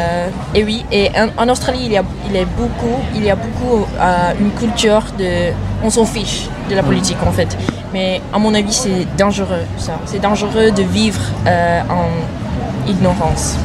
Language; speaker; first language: French; non-native, fluent; English